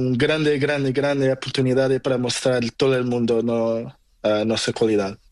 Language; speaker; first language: Spanish; non-native, learner; Portuguese